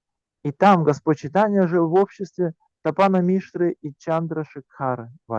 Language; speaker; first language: Russian; native; Russian